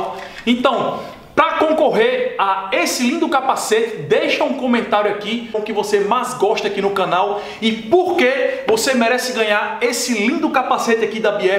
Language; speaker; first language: Portuguese; native; Portuguese